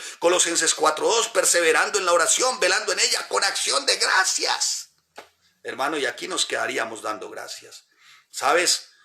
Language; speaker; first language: Spanish; native; Spanish